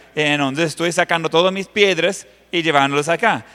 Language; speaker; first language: Spanish; non-native, fluent; English